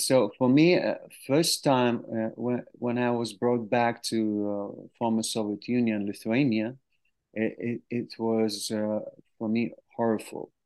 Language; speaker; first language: English; non-native, fluent; Arabic